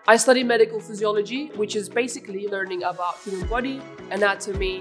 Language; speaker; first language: English; non-native, fluent; Finnish